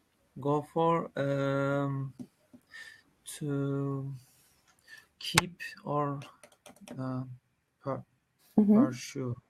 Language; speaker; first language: English; non-native, learner; Turkish